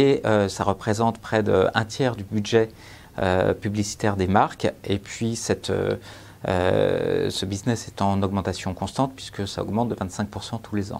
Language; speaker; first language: French; native; French